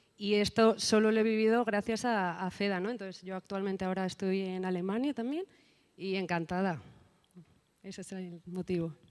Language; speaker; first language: Spanish; native; Spanish